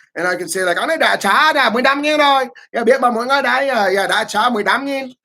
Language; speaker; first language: Vietnamese; non-native, learner; English